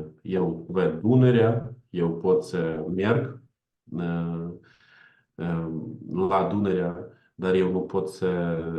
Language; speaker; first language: Romanian; non-native, learner; Ukrainian